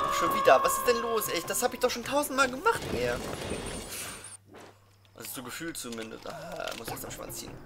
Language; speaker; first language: German; native; German